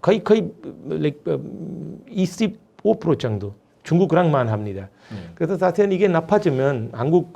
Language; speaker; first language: Korean; non-native, fluent; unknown